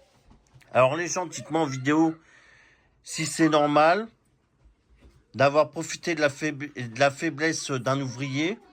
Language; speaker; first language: French; native; French